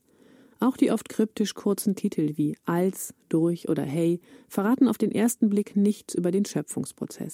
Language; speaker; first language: German; native; German